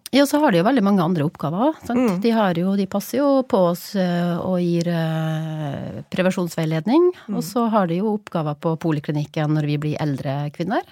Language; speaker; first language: Norwegian; native; Norwegian